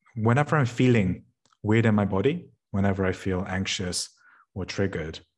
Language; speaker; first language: English; native; English